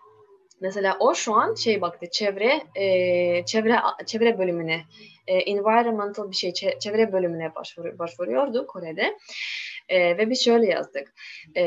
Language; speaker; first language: Turkish; non-native, learner; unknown